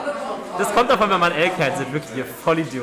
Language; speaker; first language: German; native; German